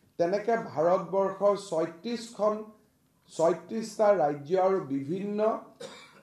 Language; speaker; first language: Assamese; native; Assamese